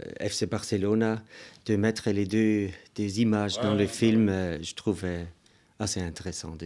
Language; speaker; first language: French; non-native, local second language; German